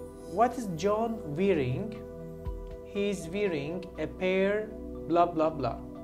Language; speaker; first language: English; non-native, fluent; Turkish